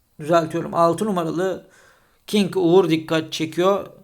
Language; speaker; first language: Turkish; native; Turkish